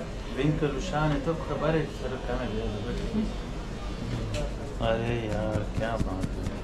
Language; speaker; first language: Hindi; non-native, learner; Pashto